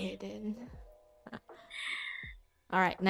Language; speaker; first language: English; non-native, fluent; Indonesian